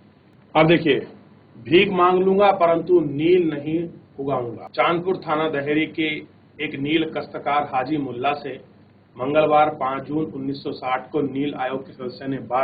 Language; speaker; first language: Hindi; native; Hindi